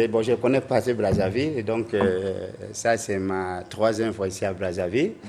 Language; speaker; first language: French; non-native, local second language; Lingala